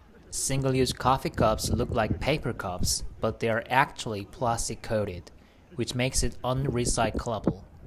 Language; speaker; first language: English; non-native, fluent; Korean